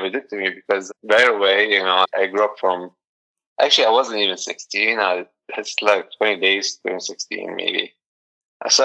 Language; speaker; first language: English; non-native, fluent; Arabic